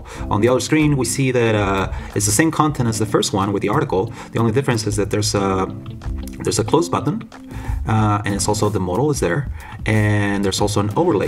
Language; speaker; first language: English; non-native, fluent; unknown